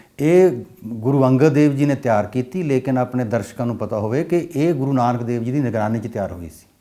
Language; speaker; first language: Punjabi; non-native, local second language; Haryanvi